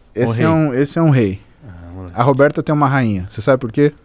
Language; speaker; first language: Portuguese; native; Portuguese